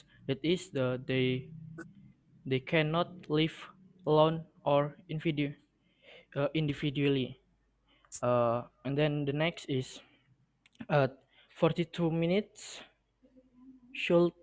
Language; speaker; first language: English; non-native, learner; Indonesian